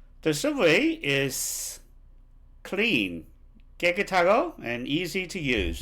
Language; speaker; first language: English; non-native, fluent; Korean